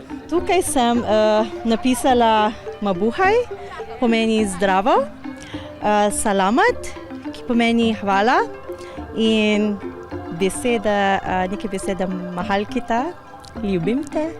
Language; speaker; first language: Slovenian; non-native, learner; Filipino